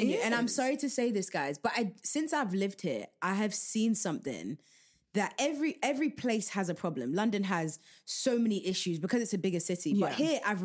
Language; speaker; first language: English; native; English